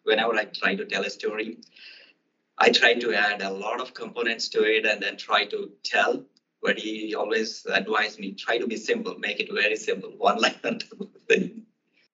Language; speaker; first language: English; non-native, local second language; Telugu